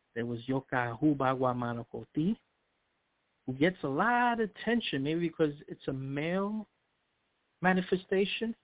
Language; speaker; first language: English; early bilingual, other home language; Spanish